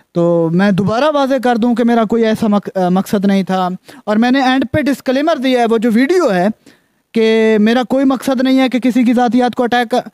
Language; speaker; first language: Urdu; non-native, local second language; Punjabi